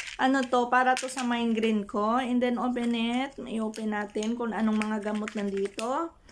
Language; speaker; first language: Filipino; non-native, local second language; Hiligaynon